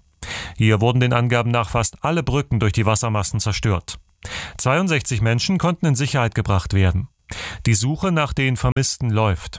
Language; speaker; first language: German; native; German